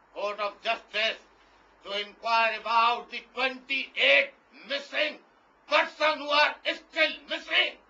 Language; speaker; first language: English; non-native, local second language; Urdu